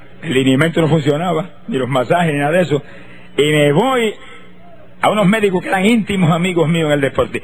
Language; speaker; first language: Spanish; native; Spanish